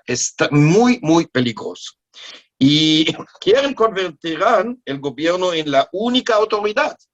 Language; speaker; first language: Spanish; non-native, learner; Hebrew